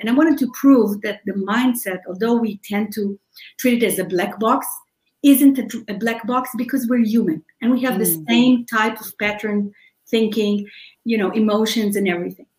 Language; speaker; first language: English; non-native, fluent; Hebrew